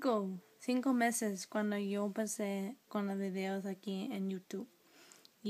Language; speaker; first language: Spanish; non-native, learner; English